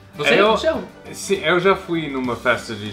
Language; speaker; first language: Portuguese; non-native, fluent; English